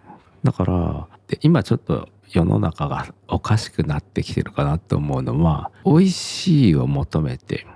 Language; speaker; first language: Japanese; native; Japanese